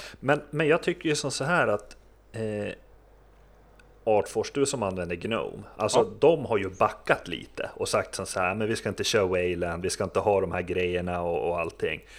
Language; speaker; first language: Swedish; native; Swedish